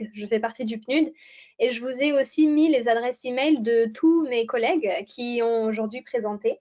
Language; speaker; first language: French; native; French